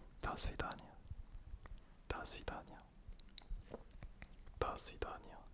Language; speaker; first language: Russian; non-native, learner; French